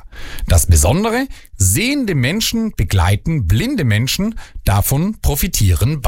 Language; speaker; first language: German; native; German